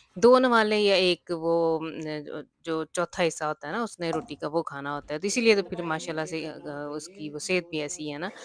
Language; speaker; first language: Urdu; non-native, local second language; Punjabi